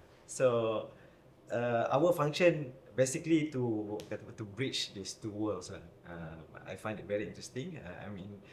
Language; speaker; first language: English; non-native, local second language; Malay